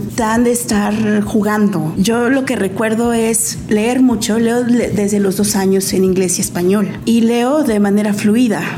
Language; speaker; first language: Spanish; native; Spanish